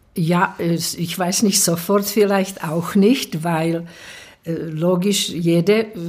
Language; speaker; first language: German; non-native, fluent; Czech